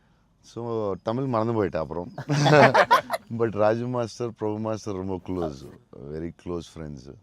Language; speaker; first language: Tamil; non-native, local second language; Telugu